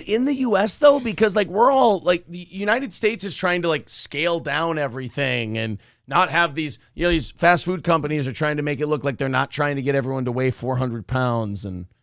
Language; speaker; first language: English; native; English